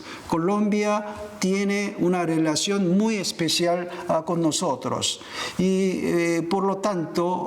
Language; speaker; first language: Spanish; non-native, fluent; Korean